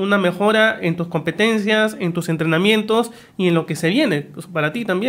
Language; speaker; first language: Spanish; native; Spanish